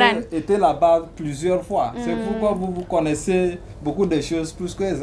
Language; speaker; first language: French; non-native, learner; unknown